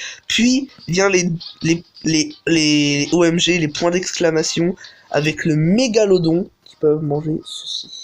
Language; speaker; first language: French; native; French